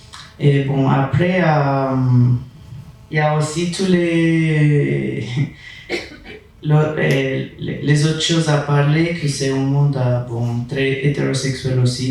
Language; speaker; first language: French; non-native, fluent; Spanish